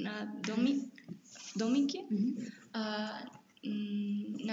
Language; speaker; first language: Russian; non-native, learner; Spanish